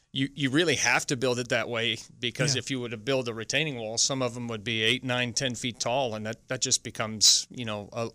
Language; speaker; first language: English; native; English